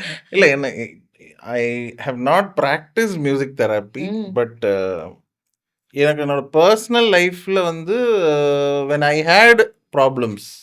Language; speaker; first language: Tamil; non-native, fluent; Malayalam